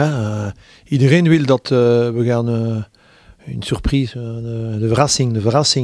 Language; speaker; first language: Dutch; non-native, local second language; French